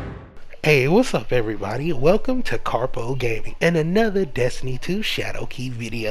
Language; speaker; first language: English; native; English